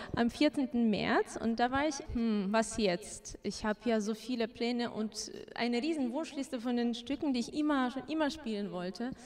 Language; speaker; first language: German; non-native, fluent; Azerbaijani